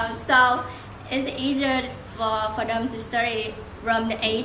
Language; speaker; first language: English; non-native, learner; Vietnamese